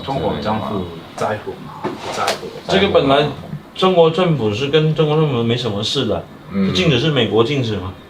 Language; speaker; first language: Chinese; native; Chinese